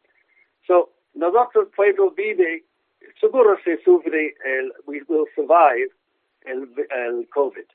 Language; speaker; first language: Spanish; non-native, learner; English